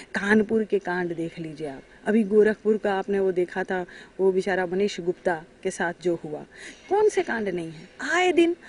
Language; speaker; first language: Hindi; native; Hindi